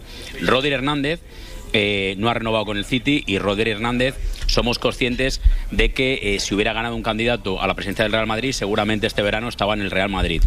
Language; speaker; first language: Spanish; native; Spanish